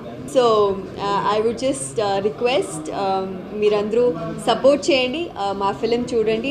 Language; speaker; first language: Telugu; non-native, local second language; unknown